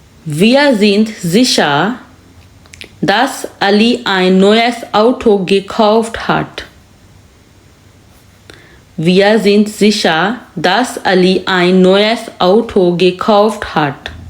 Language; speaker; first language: German; non-native, fluent; Urdu